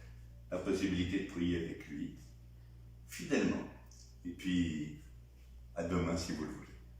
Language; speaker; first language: French; native; French